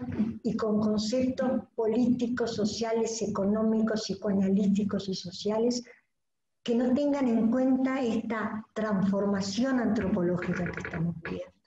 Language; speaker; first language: Spanish; native; Spanish